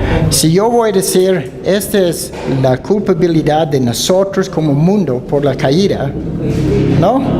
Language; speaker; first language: Spanish; non-native, fluent; Dutch